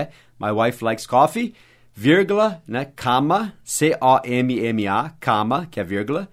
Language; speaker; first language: Portuguese; non-native, fluent; English